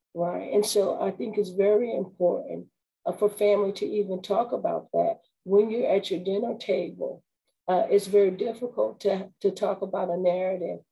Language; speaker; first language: English; native; English